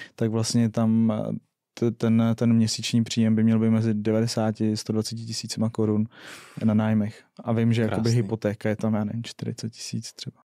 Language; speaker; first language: Czech; non-native, local second language; Russian